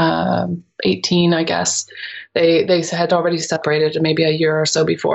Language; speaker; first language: English; native; English